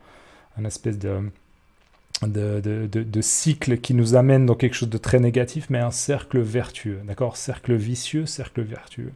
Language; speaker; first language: French; native; French